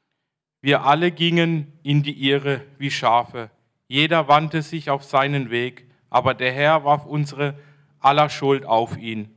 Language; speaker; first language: German; native; German